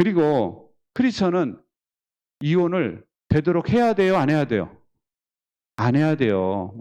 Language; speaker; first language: Korean; native; Korean